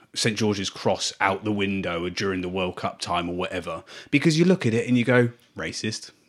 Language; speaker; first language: English; native; English